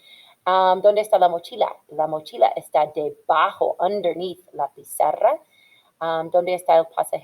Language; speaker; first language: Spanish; non-native, fluent; English